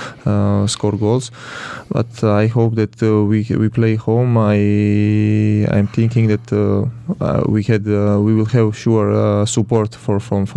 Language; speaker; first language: English; non-native, learner; Georgian